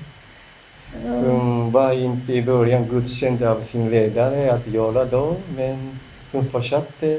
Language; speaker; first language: Swedish; non-native, learner; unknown